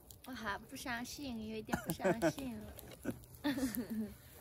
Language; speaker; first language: Chinese; non-native, learner; Lao